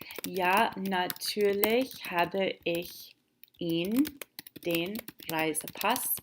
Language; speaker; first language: German; non-native, fluent; English